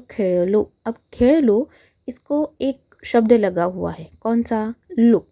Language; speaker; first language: Hindi; non-native, local second language; Marathi